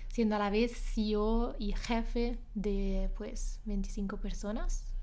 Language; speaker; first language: Spanish; non-native, fluent; Italian